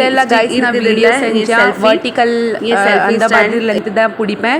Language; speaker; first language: Tamil; non-native, local second language; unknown